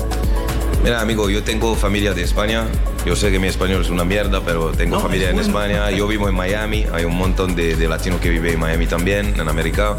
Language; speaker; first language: Spanish; non-native, learner; French